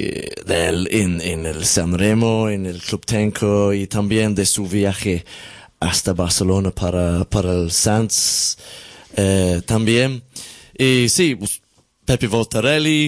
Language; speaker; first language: Spanish; non-native, learner; English